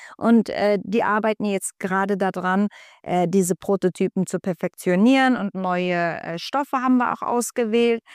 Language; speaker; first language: German; non-native, fluent; Turkish